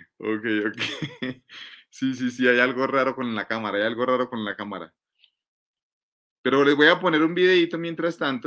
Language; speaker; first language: Spanish; native; Spanish